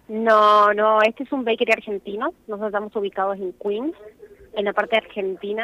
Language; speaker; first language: Spanish; native; Spanish